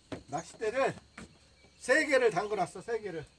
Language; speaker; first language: Korean; native; Korean